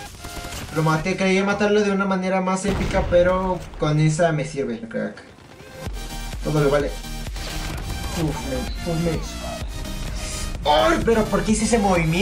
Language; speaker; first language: Spanish; native; Spanish